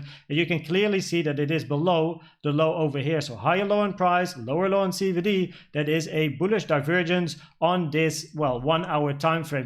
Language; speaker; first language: English; non-native, fluent; Dutch